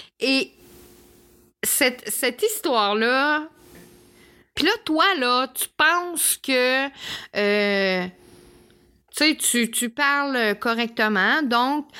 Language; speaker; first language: French; native; French